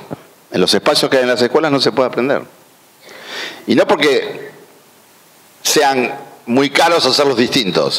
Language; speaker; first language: Spanish; native; Spanish